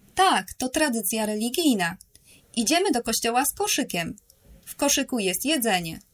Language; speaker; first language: Polish; native; Polish